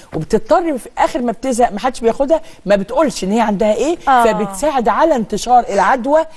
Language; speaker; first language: Arabic; native; Arabic